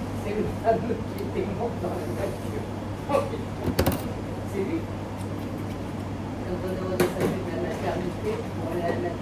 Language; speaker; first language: French; native; French